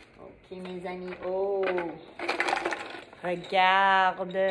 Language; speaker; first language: French; non-native, fluent; English